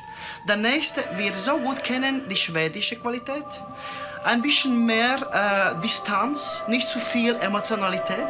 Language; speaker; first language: German; non-native, learner; Latvian